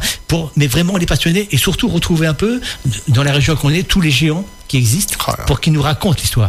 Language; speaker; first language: French; native; French